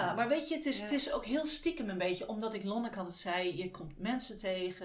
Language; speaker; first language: Dutch; native; Dutch